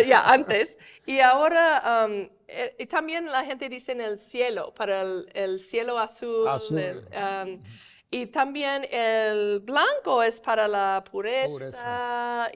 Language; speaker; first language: Spanish; non-native, fluent; English